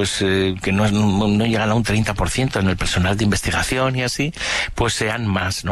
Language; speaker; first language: Spanish; native; Spanish